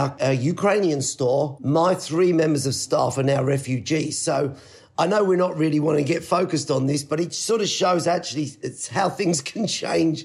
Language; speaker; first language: English; native; English